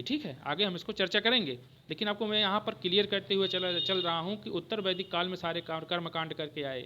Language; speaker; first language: Hindi; native; Hindi